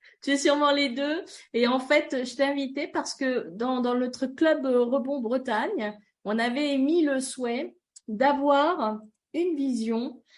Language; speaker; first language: French; native; French